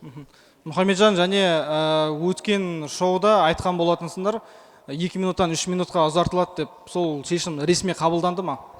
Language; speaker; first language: Kazakh; native; Kazakh